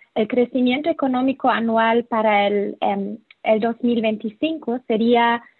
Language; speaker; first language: Spanish; non-native, fluent; German